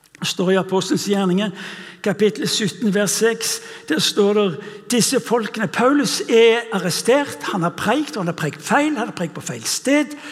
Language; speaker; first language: Norwegian; non-native, fluent; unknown